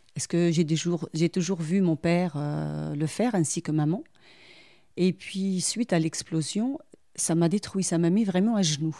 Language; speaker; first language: French; non-native, local second language; Arabic